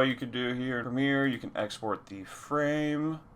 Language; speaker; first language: English; native; English